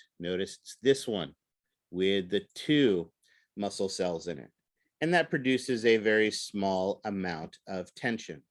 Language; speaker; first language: English; native; English